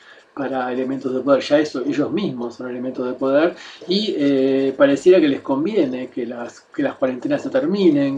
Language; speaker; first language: Spanish; native; Spanish